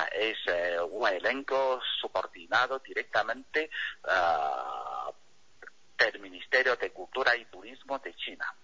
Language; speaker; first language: Spanish; non-native, fluent; Chinese